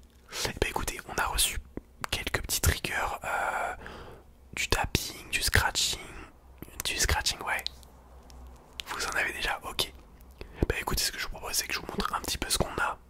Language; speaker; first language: French; native; French